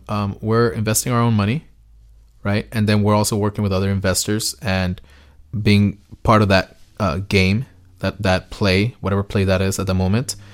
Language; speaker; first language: English; early bilingual, other home language; Spanish